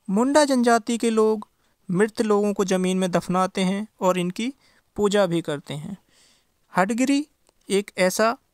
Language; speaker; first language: Hindi; native; Hindi